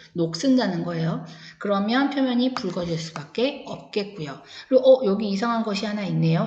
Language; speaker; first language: Korean; native; Korean